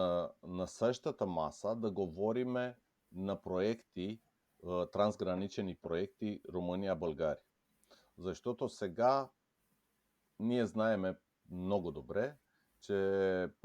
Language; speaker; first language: Bulgarian; non-native, fluent; Romanian